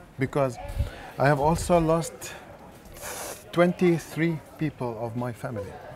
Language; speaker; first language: English; non-native, fluent; Arabic